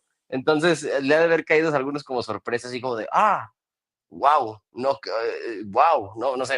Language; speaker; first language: Spanish; native; Spanish